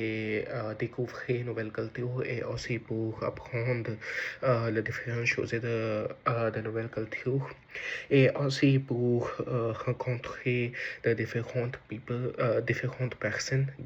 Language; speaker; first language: French; non-native, learner; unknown